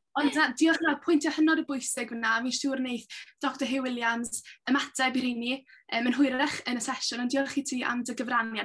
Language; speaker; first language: Welsh; native; Welsh